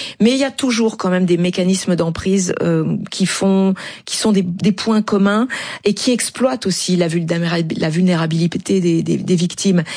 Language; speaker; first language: French; native; French